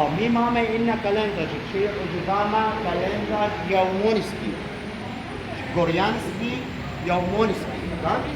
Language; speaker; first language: Polish; non-native, learner; Arabic